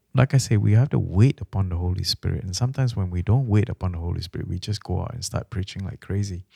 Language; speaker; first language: English; non-native, local second language; Malay